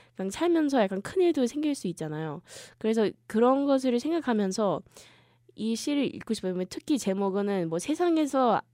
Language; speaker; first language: Korean; early bilingual, heritage; Korean